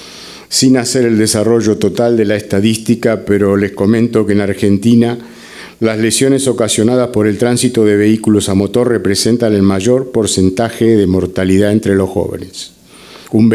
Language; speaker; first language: Spanish; native; Spanish